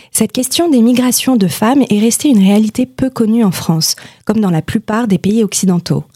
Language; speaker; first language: French; native; French